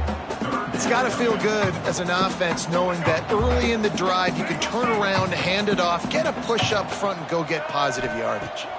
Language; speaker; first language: English; native; English